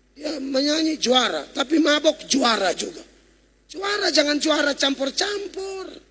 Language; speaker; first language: Indonesian; native; Indonesian